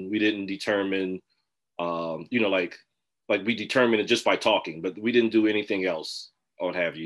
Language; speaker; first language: English; native; English